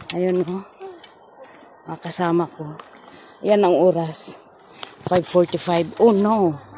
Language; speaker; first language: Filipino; non-native, local second language; Cebuano